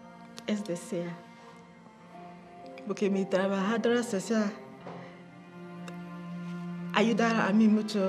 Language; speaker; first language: Spanish; non-native, learner; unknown